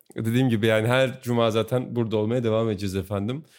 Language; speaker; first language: Turkish; native; Turkish